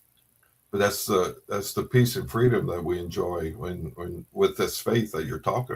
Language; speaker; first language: English; native; English